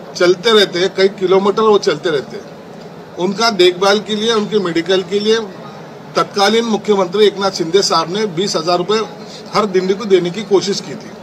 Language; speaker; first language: Hindi; non-native, local second language; Marathi